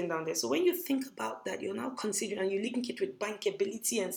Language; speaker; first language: English; non-native, local second language; Hausa